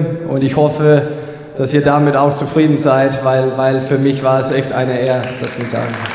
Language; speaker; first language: German; non-native, fluent; Danish